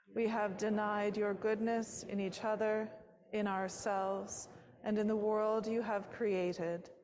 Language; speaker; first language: English; native; English